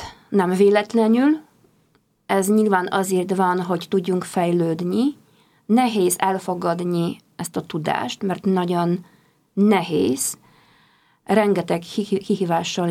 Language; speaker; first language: Hungarian; non-native, fluent; Polish